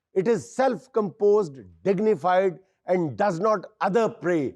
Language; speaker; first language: English; non-native, local second language; Urdu